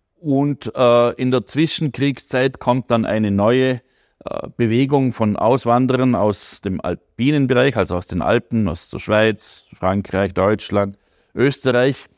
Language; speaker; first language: German; native; German